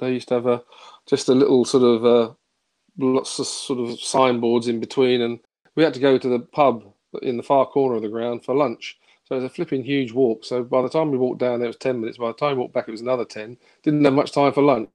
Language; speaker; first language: English; native; English